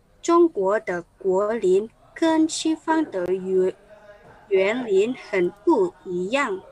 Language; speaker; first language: Chinese; non-native, learner; Indonesian